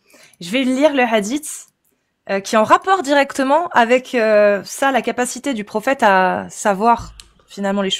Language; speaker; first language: French; native; French